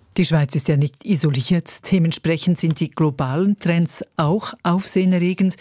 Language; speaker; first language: German; native; German